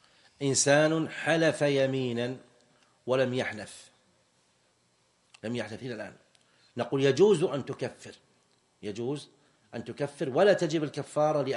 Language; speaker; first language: Arabic; native; Arabic